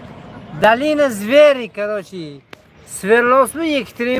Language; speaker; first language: Russian; non-native, local second language; Tajik